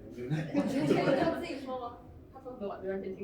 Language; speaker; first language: Chinese; native; Chinese